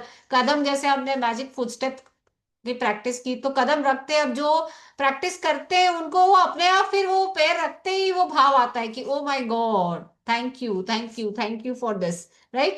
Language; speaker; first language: Hindi; native; Hindi